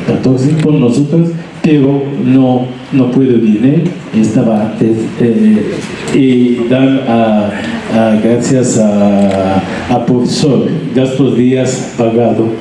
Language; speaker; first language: Spanish; non-native, learner; Arabic